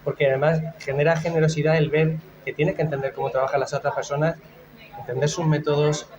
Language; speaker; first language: Spanish; native; Spanish